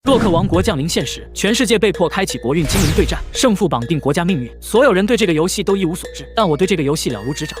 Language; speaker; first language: Chinese; native; Chinese